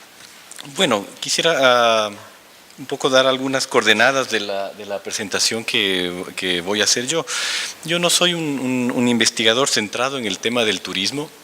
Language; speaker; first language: Spanish; native; Spanish